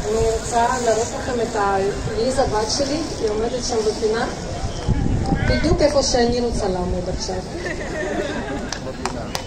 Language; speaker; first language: Hebrew; non-native, fluent; Russian